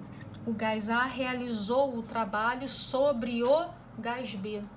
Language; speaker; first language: Portuguese; native; Portuguese